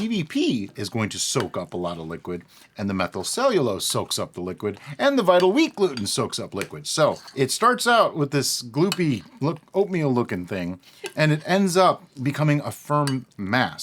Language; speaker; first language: English; native; English